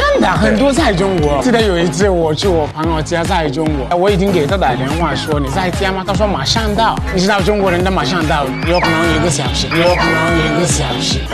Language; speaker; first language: Chinese; non-native, fluent; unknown